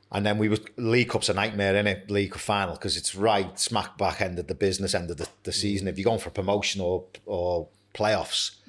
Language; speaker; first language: English; native; English